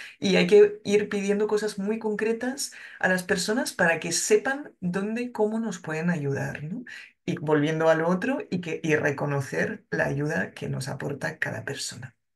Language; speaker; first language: Spanish; non-native, fluent; French